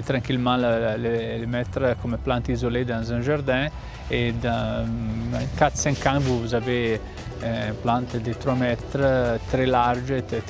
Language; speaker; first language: French; non-native, fluent; Italian